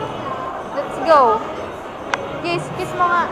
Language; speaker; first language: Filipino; native; Filipino